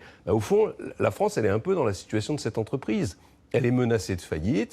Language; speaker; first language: French; native; French